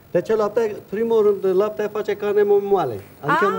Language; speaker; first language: Romanian; non-native, learner; Turkish